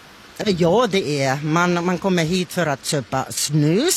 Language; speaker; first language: Swedish; non-native, fluent; Finnish